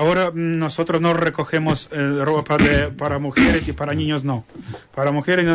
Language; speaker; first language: Spanish; non-native, learner; Ukrainian